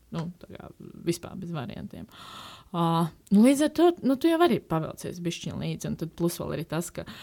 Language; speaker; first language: Latvian; native; Latvian